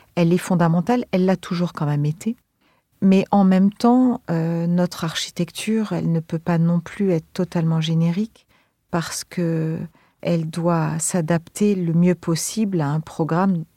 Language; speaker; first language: French; native; French